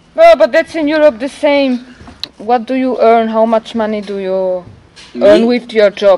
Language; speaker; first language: English; non-native, learner; German